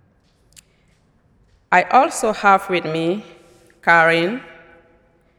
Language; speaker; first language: English; non-native, local second language; French